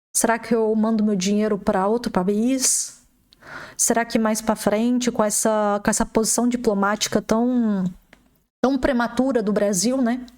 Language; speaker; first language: Portuguese; native; Portuguese